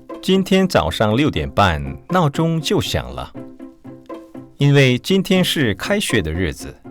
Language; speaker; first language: Chinese; non-native, fluent; Korean